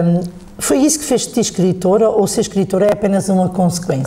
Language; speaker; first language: Portuguese; native; Portuguese